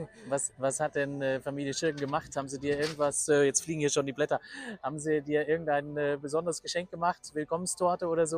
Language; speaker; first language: German; native; German